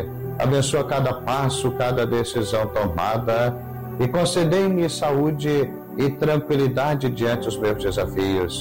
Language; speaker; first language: Portuguese; native; Portuguese